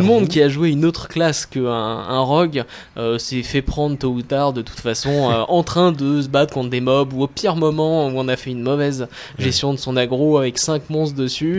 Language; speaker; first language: French; native; French